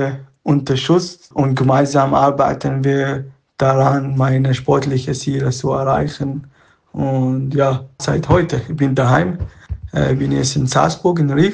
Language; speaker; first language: German; non-native, local second language; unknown